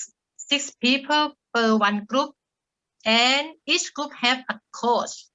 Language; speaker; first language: English; non-native, learner; Thai